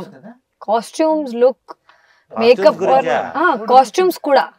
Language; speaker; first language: Telugu; non-native, local second language; Hindi